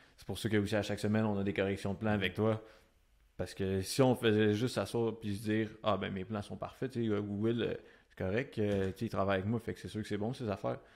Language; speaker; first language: French; native; French